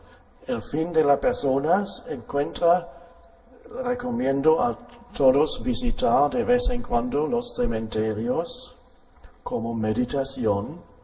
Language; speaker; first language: Spanish; non-native, fluent; German